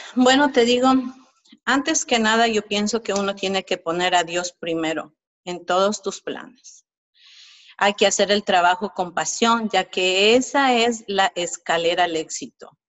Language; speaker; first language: Spanish; native; Spanish